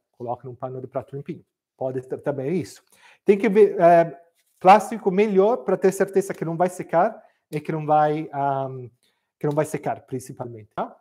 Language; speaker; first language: Portuguese; non-native, fluent; Italian